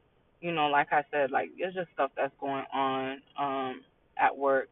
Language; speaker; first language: English; native; English